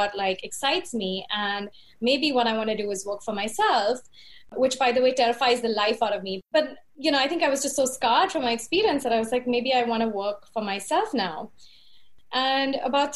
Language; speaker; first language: English; non-native, local second language; Hindi